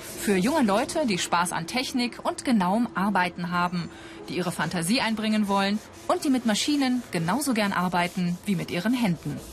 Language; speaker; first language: German; native; German